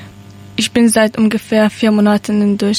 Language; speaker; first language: German; non-native, learner; Persian